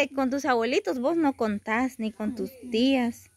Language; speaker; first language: Spanish; native; Spanish